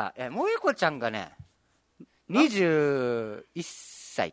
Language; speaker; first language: Japanese; native; Japanese